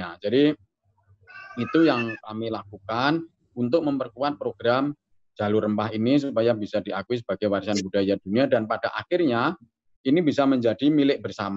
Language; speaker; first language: Indonesian; native; Indonesian